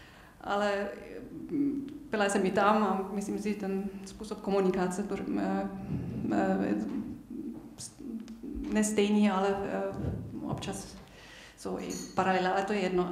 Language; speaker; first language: Czech; non-native, fluent; German